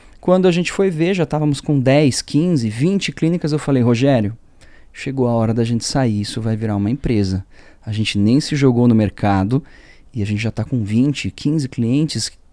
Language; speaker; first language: Portuguese; early bilingual, other home language; French